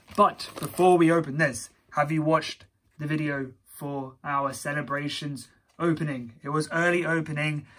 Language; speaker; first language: English; native; English